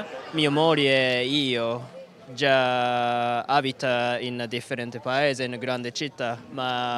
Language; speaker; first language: Italian; non-native, learner; Japanese